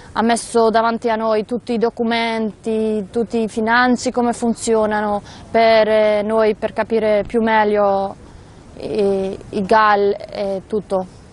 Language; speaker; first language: Italian; non-native, fluent; Albanian